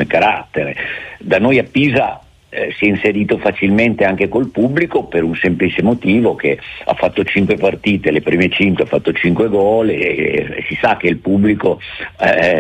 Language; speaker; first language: Italian; native; Italian